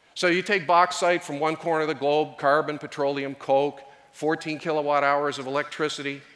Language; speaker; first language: English; native; English